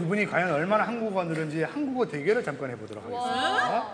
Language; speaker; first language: Korean; native; Korean